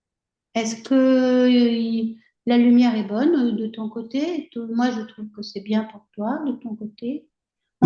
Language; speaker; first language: French; native; French